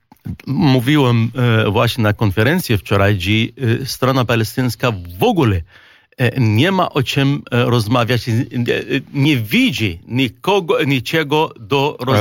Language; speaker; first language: Polish; non-native, fluent; Arabic